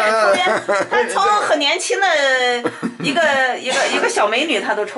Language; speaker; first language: Chinese; native; Chinese